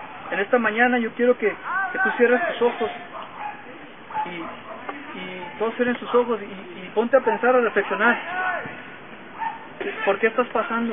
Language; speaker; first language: Spanish; early bilingual, heritage; Spanish